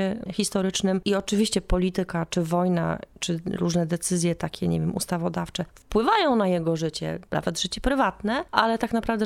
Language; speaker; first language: Polish; native; Polish